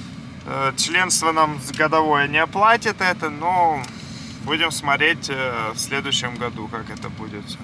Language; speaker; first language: Russian; native; Russian